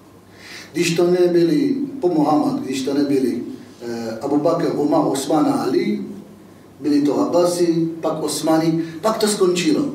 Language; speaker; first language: Czech; non-native, fluent; Hebrew